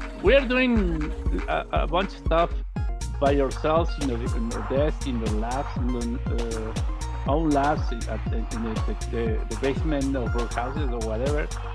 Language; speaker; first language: English; non-native, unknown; Spanish